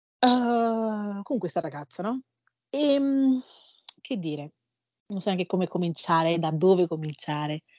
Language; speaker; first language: Italian; early bilingual, other home language; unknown